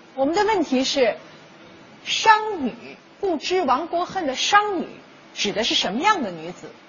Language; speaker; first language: Chinese; native; Chinese